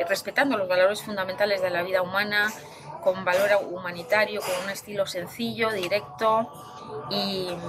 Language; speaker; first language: Spanish; native; Spanish